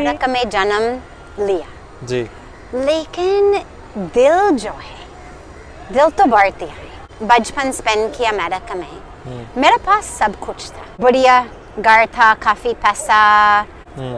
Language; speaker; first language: Hindi; non-native, learner; English